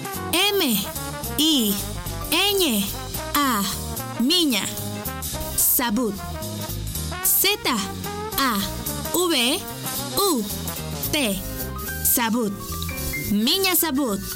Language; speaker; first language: Russian; non-native, learner; Spanish